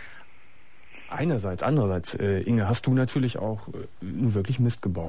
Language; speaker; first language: German; native; German